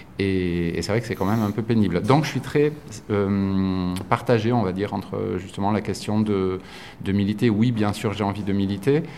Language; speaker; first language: French; native; French